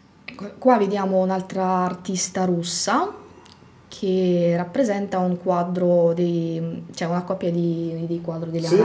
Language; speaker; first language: Italian; non-native, fluent; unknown